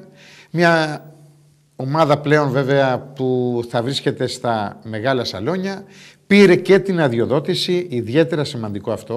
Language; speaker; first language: Greek; native; Greek